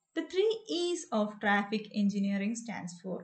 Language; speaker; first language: English; non-native, local second language; Malayalam